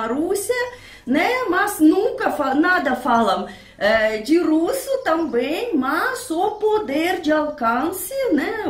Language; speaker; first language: Portuguese; non-native, fluent; Russian